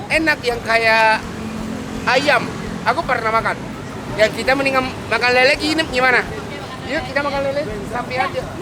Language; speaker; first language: Indonesian; non-native, fluent; Japanese